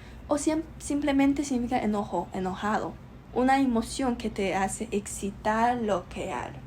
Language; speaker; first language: Spanish; non-native, learner; Chinese